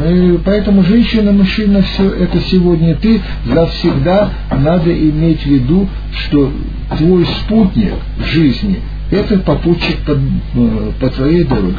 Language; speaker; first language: Russian; native; Russian